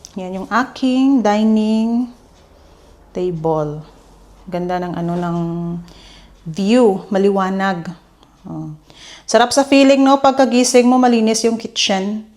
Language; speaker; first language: Filipino; native; Filipino